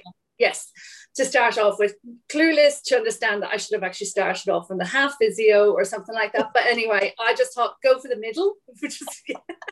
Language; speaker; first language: English; native; English